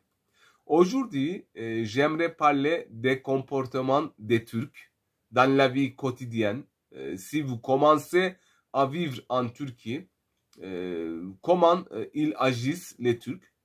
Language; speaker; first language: French; non-native, fluent; Turkish